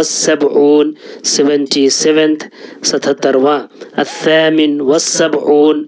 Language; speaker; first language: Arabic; non-native, fluent; Urdu